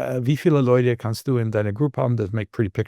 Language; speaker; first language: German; non-native, learner; English